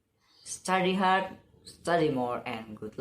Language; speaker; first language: English; non-native, learner; Indonesian